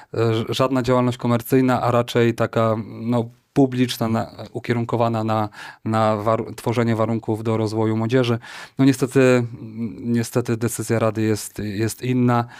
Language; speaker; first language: Polish; native; Polish